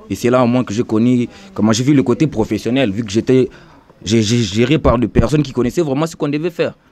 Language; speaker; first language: French; non-native, local second language; Lingala